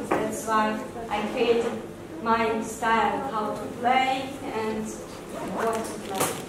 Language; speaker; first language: English; non-native, learner; Ukrainian